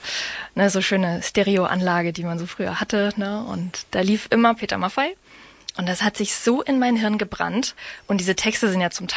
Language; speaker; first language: German; native; German